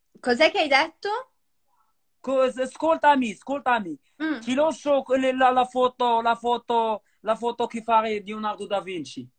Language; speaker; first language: Italian; non-native, learner; Arabic